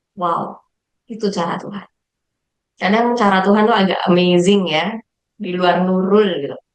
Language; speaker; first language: Indonesian; native; Indonesian